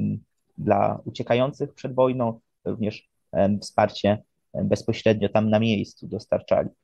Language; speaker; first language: Polish; native; Polish